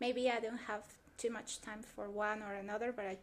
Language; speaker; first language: English; non-native, fluent; Spanish